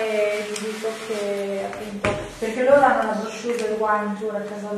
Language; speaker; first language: Italian; native; Italian